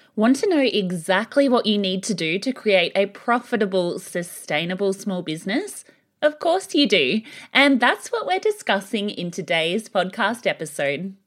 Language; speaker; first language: English; native; English